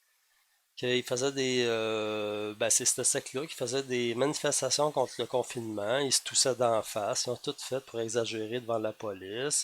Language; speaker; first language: French; native; French